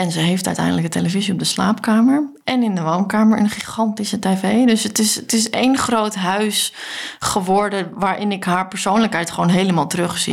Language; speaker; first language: Dutch; native; Dutch